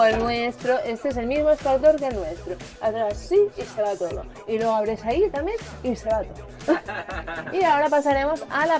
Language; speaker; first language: Spanish; native; Spanish